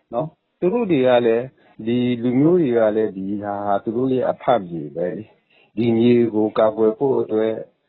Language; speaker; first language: Burmese; native; Burmese